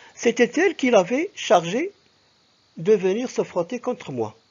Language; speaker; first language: French; non-native, local second language; Arabic